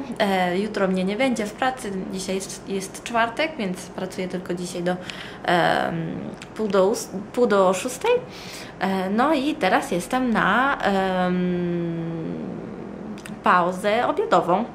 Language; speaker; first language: Polish; early bilingual, heritage; Italian